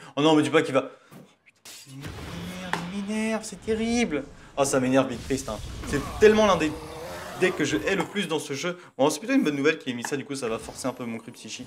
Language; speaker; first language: French; native; French